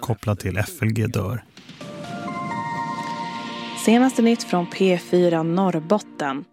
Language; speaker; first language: Swedish; native; Swedish